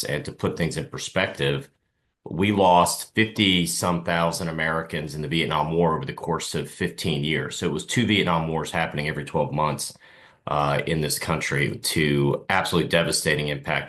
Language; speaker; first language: English; native; English